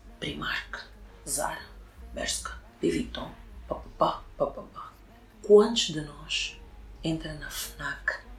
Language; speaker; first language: Portuguese; early bilingual, other home language; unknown